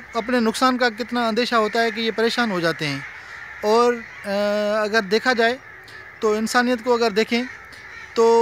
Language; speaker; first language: Urdu; non-native, local second language; Sindhi